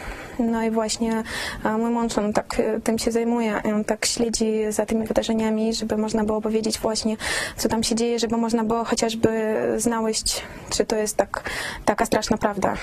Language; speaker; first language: Polish; non-native, fluent; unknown